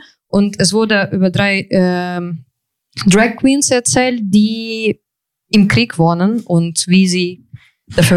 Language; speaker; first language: German; non-native, fluent; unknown